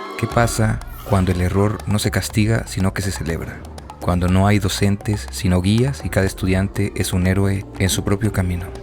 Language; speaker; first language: Spanish; native; Spanish